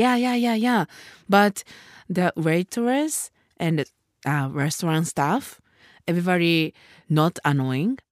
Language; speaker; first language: English; non-native, learner; Japanese